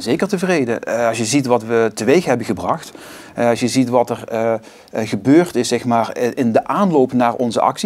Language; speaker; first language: Dutch; native; Dutch